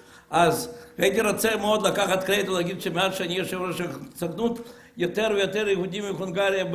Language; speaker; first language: Hebrew; non-native, fluent; Russian